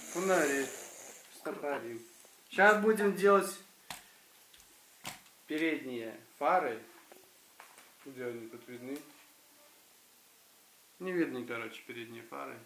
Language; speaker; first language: Russian; native; Russian